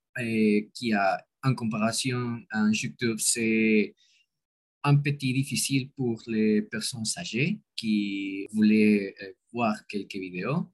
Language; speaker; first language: French; non-native, learner; Spanish